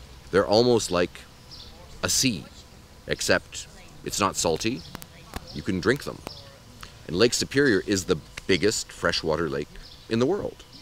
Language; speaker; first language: English; early bilingual, other home language; Ukrainian